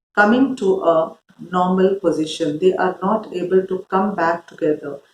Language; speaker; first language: English; non-native, local second language; Hindi